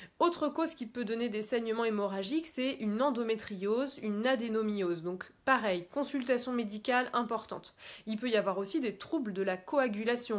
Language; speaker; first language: French; native; French